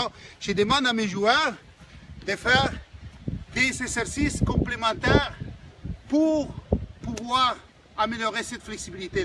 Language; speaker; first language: French; non-native, fluent; Spanish